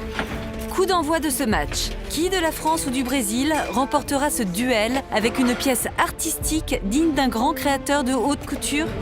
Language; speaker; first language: French; native; French